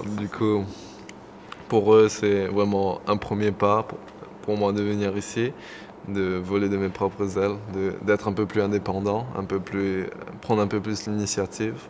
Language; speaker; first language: French; non-native, local second language; Morisyen